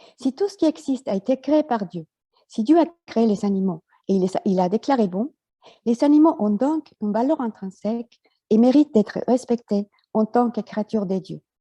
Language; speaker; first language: French; non-native, fluent; Spanish